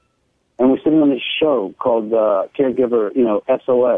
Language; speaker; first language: English; native; English